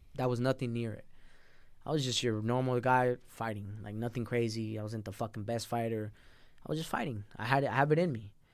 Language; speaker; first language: English; early bilingual, other home language; Spanish